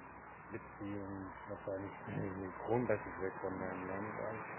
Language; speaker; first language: German; non-native, learner; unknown